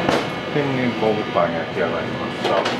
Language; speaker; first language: Japanese; native; Japanese